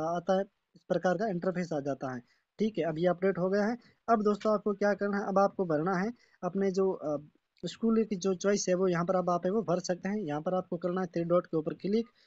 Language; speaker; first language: Hindi; native; Hindi